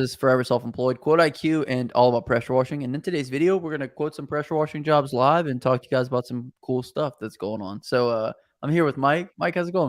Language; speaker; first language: English; native; English